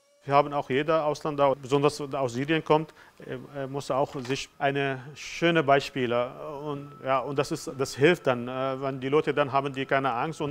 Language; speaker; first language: German; non-native, learner; Arabic